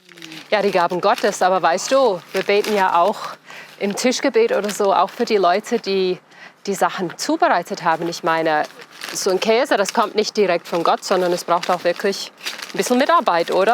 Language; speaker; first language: German; native; German